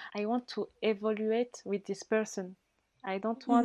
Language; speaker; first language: English; non-native, learner; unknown